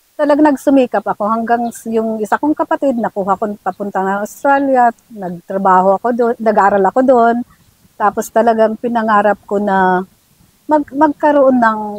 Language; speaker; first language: Filipino; non-native, local second language; Bikol